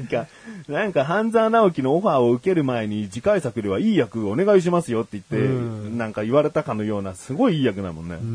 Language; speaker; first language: Japanese; native; Japanese